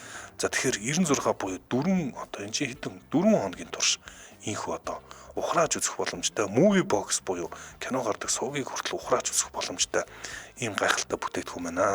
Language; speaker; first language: Mongolian; native; Mongolian